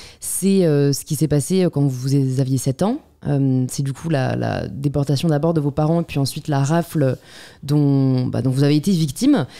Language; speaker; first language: French; native; French